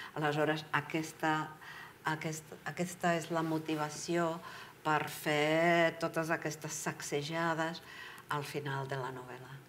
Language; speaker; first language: Catalan; non-native, fluent; Czech